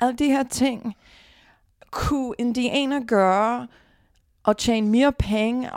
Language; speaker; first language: Danish; non-native, fluent; English